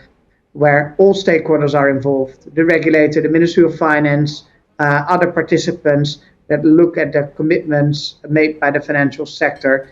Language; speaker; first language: English; non-native, fluent; Dutch